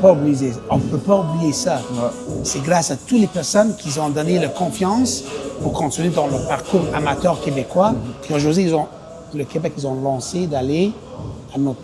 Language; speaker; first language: French; non-native, local second language; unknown